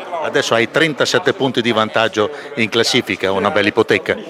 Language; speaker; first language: Italian; native; Italian